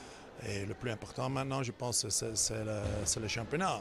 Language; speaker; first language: French; non-native, fluent; Dutch